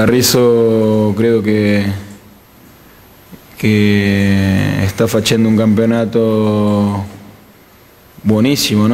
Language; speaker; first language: Italian; non-native, fluent; Spanish